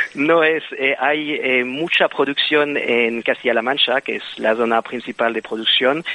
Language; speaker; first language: Spanish; non-native, fluent; French